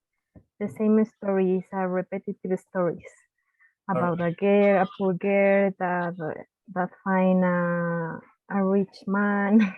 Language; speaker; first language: English; non-native, learner; Spanish